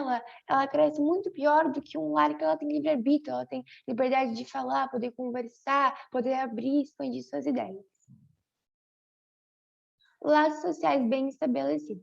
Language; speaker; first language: Portuguese; native; Portuguese